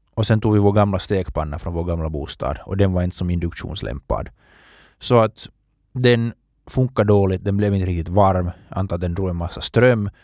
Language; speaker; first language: Swedish; native; Swedish